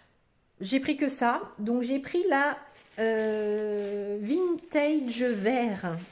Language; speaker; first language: French; native; French